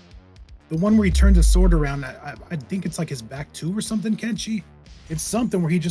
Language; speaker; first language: English; native; English